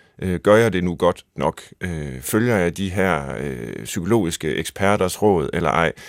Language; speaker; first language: Danish; native; Danish